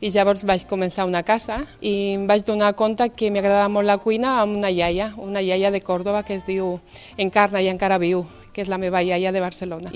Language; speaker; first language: Catalan; non-native, fluent; Spanish